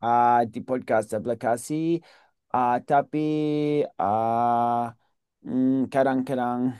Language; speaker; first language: Indonesian; non-native, learner; English